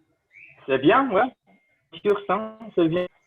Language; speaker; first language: French; non-native, fluent; Spanish